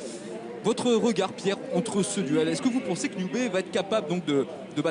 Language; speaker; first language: French; native; French